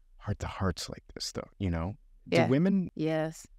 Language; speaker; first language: English; native; English